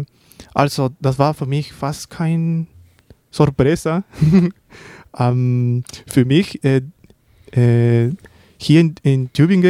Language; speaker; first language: German; non-native, learner; Spanish